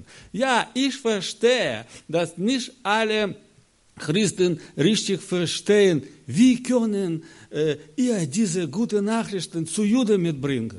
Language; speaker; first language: German; non-native, learner; Russian